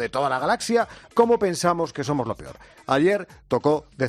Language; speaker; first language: Spanish; native; Spanish